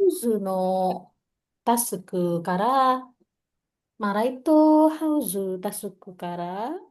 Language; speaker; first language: Japanese; non-native, fluent; Indonesian